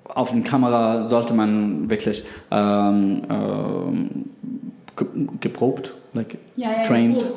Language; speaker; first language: German; non-native, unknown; Arabic